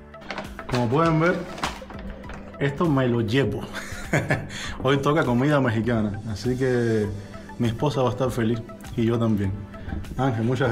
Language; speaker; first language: Spanish; native; Spanish